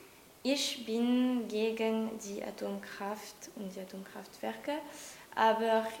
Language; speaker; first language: German; non-native, learner; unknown